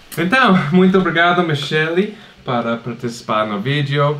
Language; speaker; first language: Portuguese; non-native, fluent; English